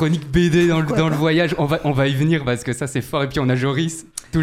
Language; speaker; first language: French; native; French